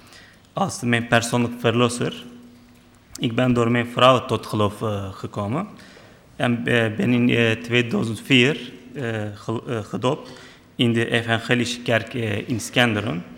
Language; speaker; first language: Dutch; non-native, fluent; Turkish